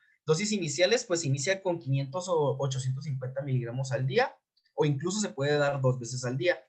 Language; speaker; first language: Spanish; native; Spanish